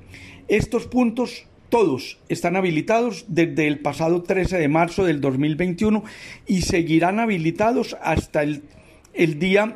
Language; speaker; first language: Spanish; native; Spanish